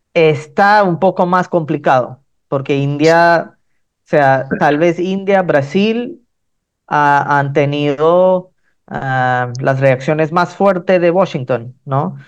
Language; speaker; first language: Spanish; non-native, fluent; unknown